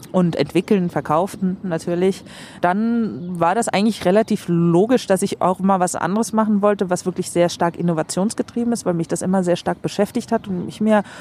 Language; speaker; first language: German; non-native, fluent; Swedish